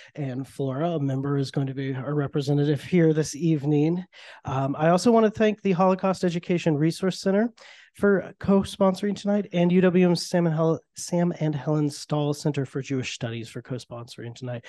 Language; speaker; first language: English; native; English